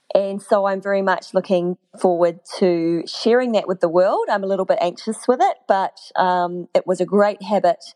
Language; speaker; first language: English; native; English